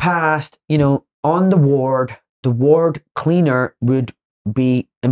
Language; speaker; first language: English; native; English